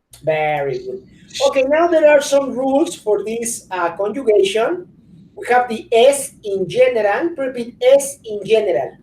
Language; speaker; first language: English; non-native, fluent; Spanish